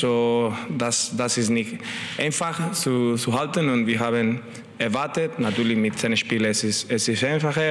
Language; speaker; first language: German; non-native, learner; Spanish